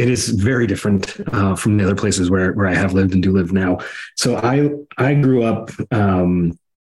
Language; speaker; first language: English; native; English